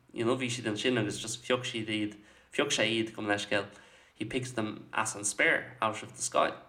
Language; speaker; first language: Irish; non-native, local second language; English